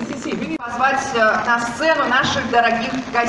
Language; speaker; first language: Russian; native; Russian